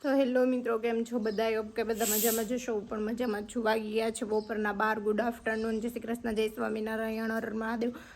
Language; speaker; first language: Gujarati; native; Gujarati